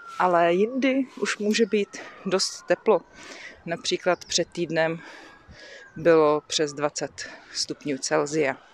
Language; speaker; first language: Czech; native; Czech